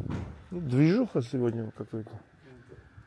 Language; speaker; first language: Russian; non-native, fluent; Armenian